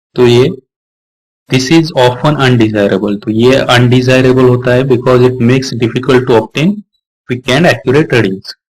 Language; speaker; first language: Hindi; non-native, local second language; Marathi